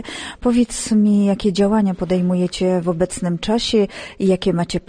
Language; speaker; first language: Polish; native; Polish